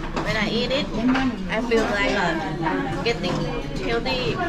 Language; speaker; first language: English; non-native, learner; Thai